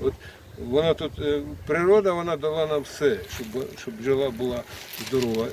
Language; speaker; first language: Ukrainian; native; Ukrainian